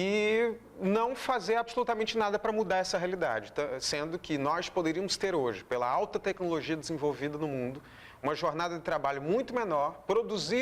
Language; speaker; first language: Portuguese; native; Portuguese